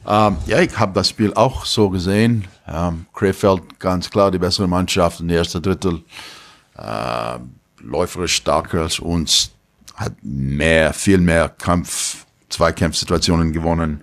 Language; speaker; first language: German; non-native, learner; English